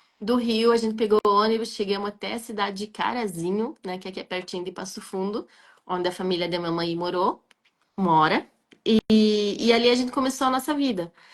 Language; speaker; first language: Portuguese; non-native, fluent; Arabic